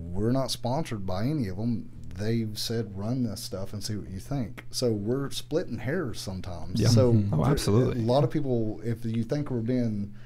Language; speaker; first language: English; native; English